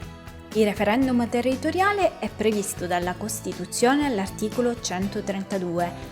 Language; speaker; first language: Italian; native; Italian